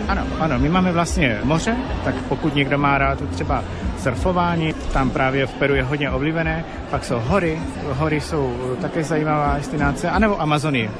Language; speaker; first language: Czech; non-native, fluent; Spanish